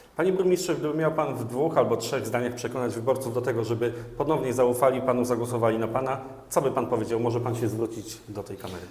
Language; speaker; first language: Polish; native; Polish